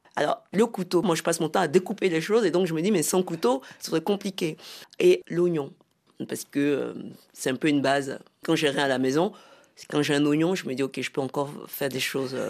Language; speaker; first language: French; native; French